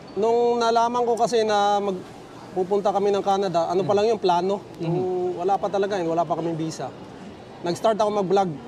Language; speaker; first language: Filipino; non-native, local second language; Cebuano